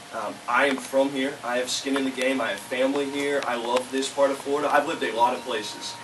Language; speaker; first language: English; native; English